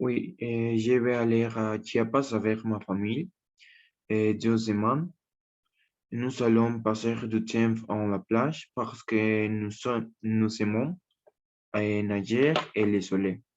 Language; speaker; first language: French; non-native, learner; Spanish